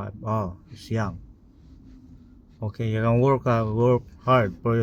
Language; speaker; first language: English; non-native, learner; Nepali